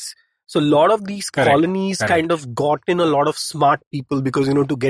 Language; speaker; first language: English; non-native, local second language; Hindi